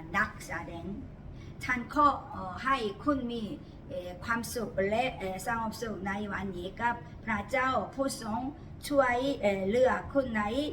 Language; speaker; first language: Thai; non-native, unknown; Korean